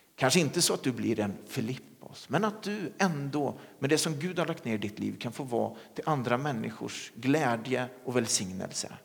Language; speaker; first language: Swedish; native; Swedish